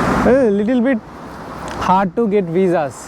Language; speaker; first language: English; non-native, local second language; Telugu